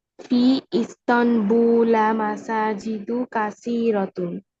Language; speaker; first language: Arabic; non-native, learner; Bangla